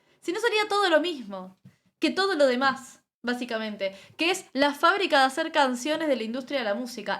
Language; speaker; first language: Spanish; native; Spanish